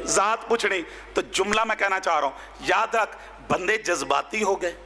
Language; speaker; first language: Urdu; non-native, local second language; Punjabi